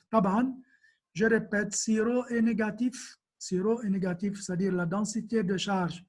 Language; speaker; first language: French; non-native, local second language; Arabic